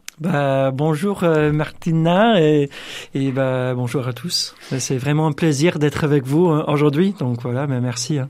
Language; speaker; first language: French; non-native, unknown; English